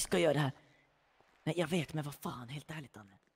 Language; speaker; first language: Swedish; native; Swedish